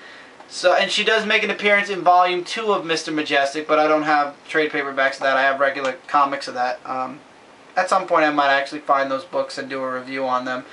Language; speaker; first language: English; native; English